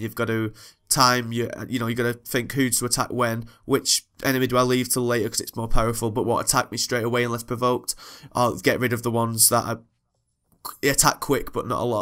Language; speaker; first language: English; native; English